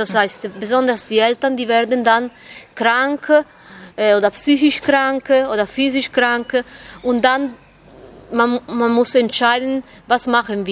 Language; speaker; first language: German; non-native, fluent; Italian